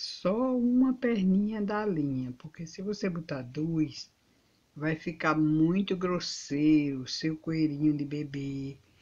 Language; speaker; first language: Portuguese; native; Portuguese